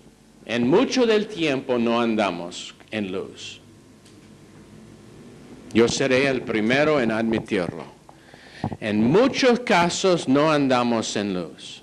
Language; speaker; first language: Spanish; non-native, fluent; English